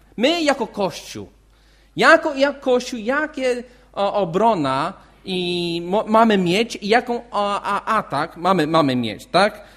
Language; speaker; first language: Polish; non-native, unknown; English